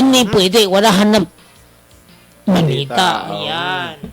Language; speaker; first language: Filipino; non-native, learner; Chinese